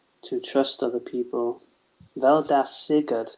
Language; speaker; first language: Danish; non-native, fluent; English